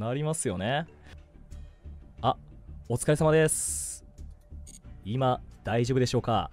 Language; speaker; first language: Japanese; native; Japanese